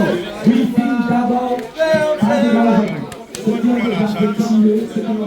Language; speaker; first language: French; native; French